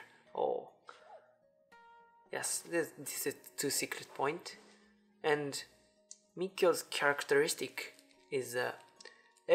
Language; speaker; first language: English; non-native, learner; Japanese